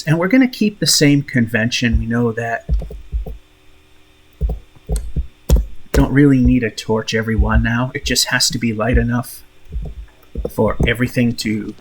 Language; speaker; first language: English; native; English